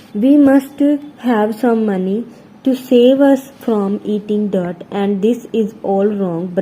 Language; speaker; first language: English; non-native, local second language; Punjabi